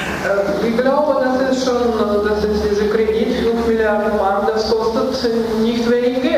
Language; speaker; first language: German; non-native, learner; Russian